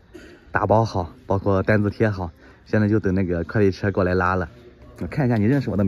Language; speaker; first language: Chinese; native; Chinese